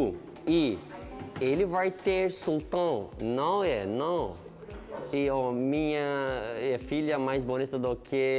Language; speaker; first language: Portuguese; non-native, learner; Turkish